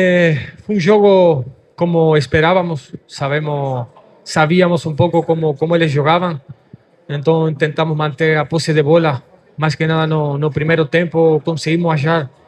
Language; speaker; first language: Portuguese; non-native, fluent; Spanish